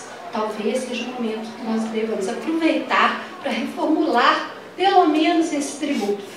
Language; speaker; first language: Portuguese; native; Portuguese